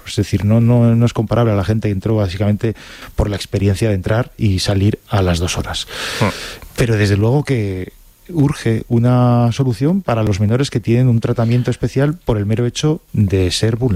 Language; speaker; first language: Spanish; native; Spanish